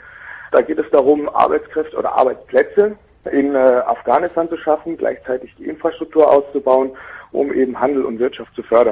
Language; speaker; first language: German; native; German